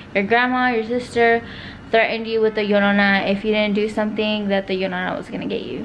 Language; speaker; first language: English; early bilingual, other home language; Spanish